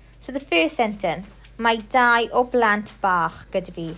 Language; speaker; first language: Welsh; non-native, local second language; English